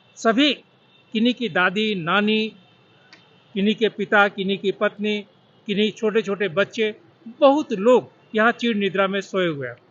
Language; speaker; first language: Hindi; native; Hindi